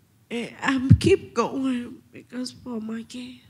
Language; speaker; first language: English; non-native, fluent; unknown